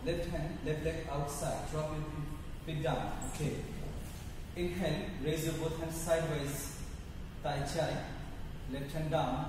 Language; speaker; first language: English; non-native, local second language; Bangla